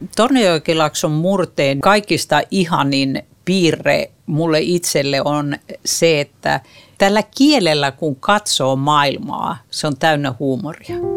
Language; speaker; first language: Finnish; native; Finnish